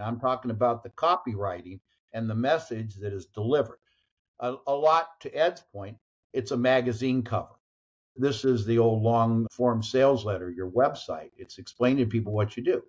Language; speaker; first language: English; native; English